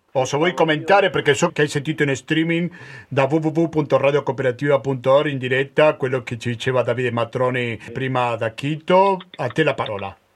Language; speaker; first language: Italian; native; Italian